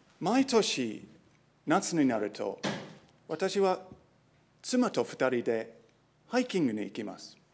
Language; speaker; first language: Japanese; non-native, fluent; English